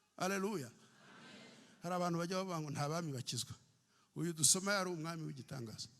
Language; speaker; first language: Kinyarwanda; early bilingual, heritage; Kinyarwanda